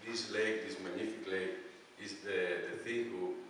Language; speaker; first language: English; non-native, fluent; Italian